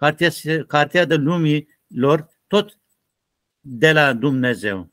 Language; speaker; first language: Romanian; non-native, learner; Turkish